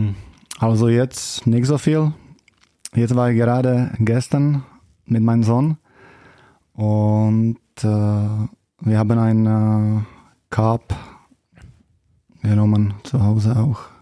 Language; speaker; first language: German; non-native, fluent; Czech